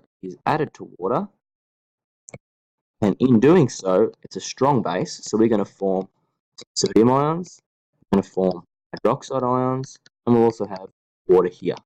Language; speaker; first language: English; native; English